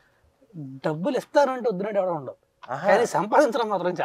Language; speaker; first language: Telugu; native; Telugu